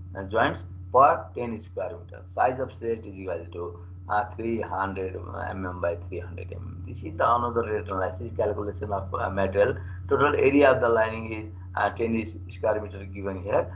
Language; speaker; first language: English; non-native, local second language; Nepali